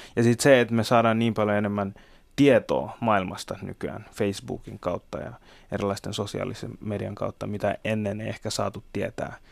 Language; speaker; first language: Finnish; early bilingual, other home language; Bangla